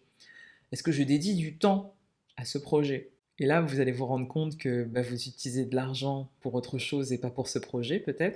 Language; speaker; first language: French; native; French